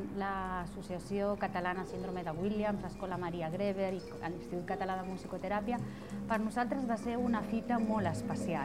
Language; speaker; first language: Catalan; native; Catalan